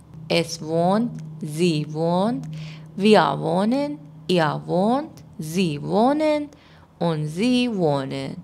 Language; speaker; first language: German; non-native, fluent; Persian